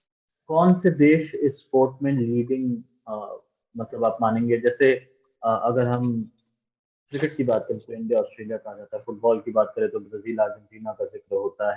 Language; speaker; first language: Hindi; native; Hindi